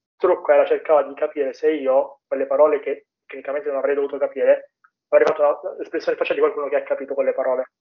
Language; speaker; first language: Italian; native; Italian